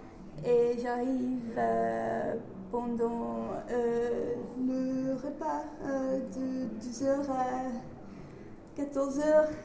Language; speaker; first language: French; non-native, learner; English